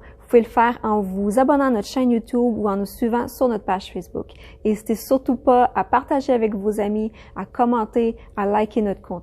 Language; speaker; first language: French; native; French